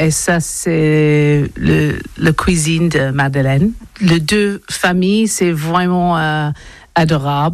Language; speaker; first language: French; non-native, learner; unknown